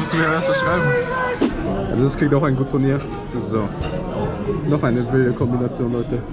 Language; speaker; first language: German; native; German